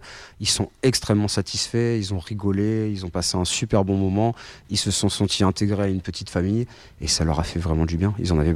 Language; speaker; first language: French; native; French